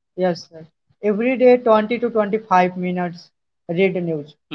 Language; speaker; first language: English; non-native, learner; Hindi